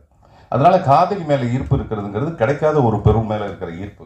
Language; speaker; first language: Tamil; native; Tamil